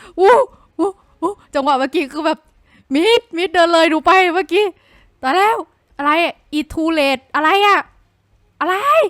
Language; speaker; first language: Thai; native; Thai